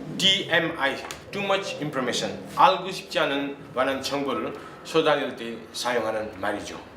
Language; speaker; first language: Korean; non-native, fluent; Nepali